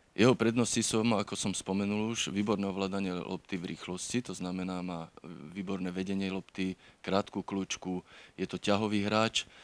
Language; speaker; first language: Slovak; native; Slovak